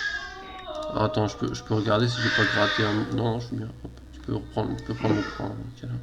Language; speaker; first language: French; native; French